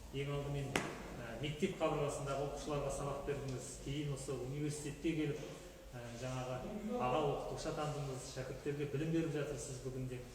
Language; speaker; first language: Kazakh; native; Kazakh